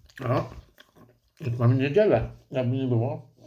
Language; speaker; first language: Polish; native; Polish